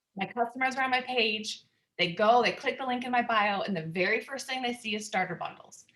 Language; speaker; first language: English; native; English